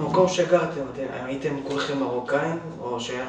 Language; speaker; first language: Hebrew; native; Hebrew